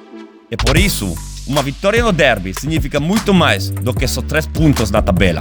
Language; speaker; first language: Portuguese; native; Portuguese